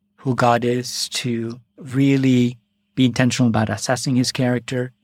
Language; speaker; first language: English; non-native, local second language; Malayalam